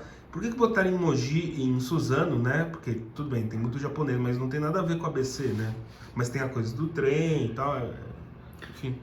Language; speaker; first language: Portuguese; native; Portuguese